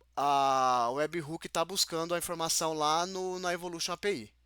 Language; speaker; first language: Portuguese; native; Portuguese